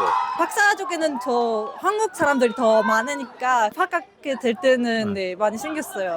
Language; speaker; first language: Korean; non-native, learner; French